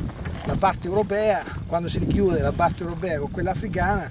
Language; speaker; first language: Italian; native; Italian